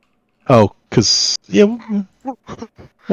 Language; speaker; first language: English; native; English